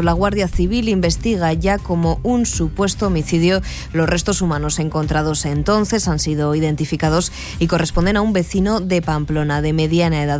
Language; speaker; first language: Spanish; native; Spanish